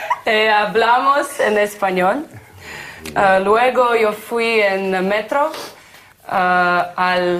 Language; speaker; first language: Spanish; non-native, learner; Russian